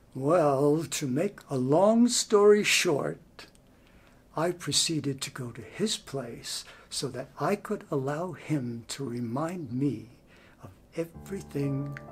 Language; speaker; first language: English; native; English